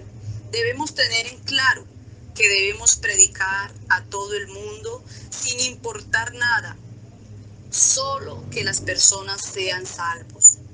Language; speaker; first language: Spanish; native; Spanish